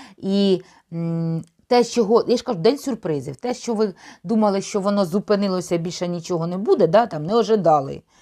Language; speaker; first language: Ukrainian; non-native, local second language; Russian